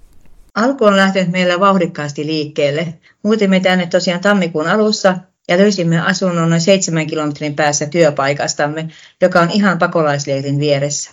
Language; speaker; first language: Finnish; native; Finnish